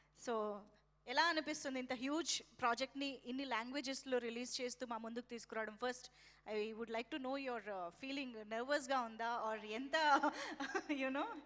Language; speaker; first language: Telugu; native; Telugu